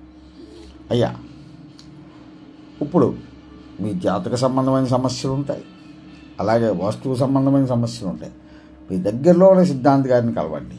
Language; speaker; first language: Telugu; native; Telugu